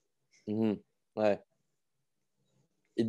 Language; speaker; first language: French; native; French